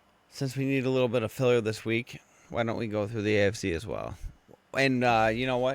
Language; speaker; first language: English; native; English